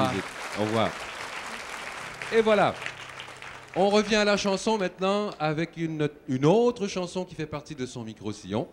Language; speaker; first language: French; native; French